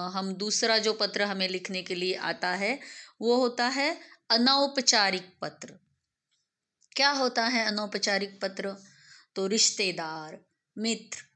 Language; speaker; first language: Hindi; non-native, local second language; Marathi